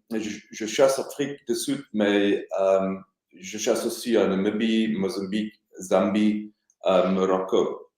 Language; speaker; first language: French; non-native, learner; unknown